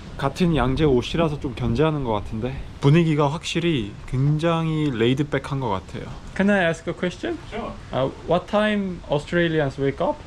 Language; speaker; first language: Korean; native; Korean